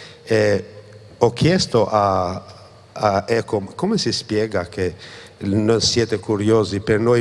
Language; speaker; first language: Italian; non-native, fluent; Albanian